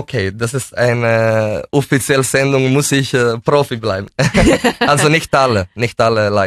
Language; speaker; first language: German; non-native, fluent; Italian